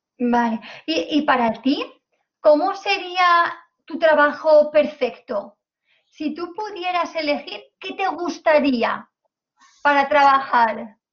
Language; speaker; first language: Spanish; native; Spanish